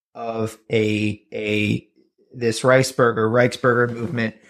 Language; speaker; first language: English; native; English